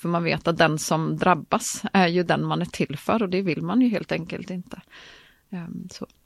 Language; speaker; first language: Swedish; native; Swedish